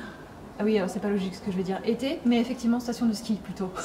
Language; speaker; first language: French; native; French